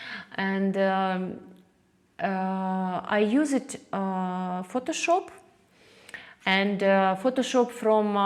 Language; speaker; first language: English; non-native, learner; Russian